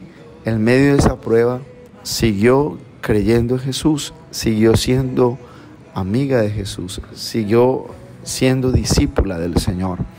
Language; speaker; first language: Spanish; native; Spanish